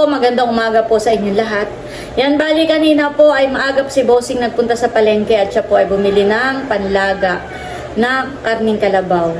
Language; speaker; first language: Filipino; native; Filipino